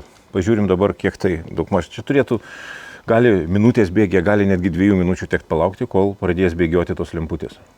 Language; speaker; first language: Lithuanian; native; Lithuanian